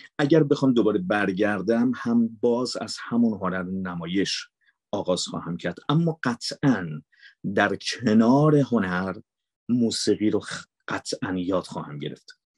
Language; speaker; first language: Persian; native; Persian